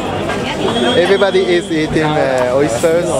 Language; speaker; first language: English; non-native, learner; Japanese